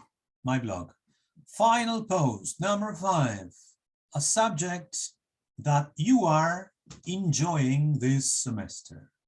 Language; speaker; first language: English; non-native, fluent; Spanish